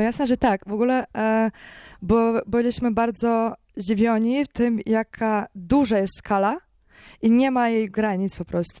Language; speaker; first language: Polish; non-native, learner; Ukrainian